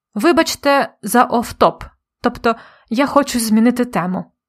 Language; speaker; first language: Ukrainian; native; Ukrainian